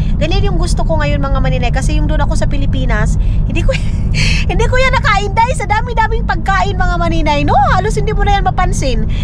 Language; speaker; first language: Filipino; non-native, local second language; Cebuano